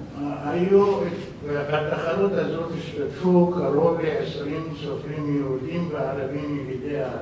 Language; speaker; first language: Hebrew; non-native, fluent; Arabic